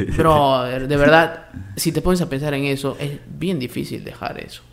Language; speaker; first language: Spanish; native; Spanish